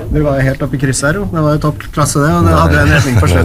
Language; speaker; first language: Norwegian; native; Norwegian